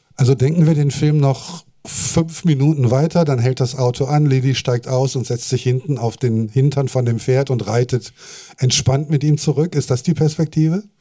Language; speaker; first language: German; native; German